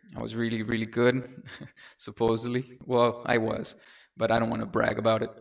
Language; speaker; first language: English; early bilingual, other home language; Spanish